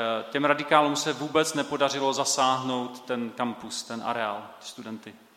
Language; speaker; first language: Czech; native; Czech